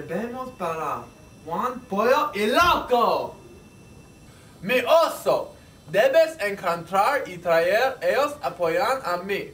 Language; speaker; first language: Spanish; non-native, learner; English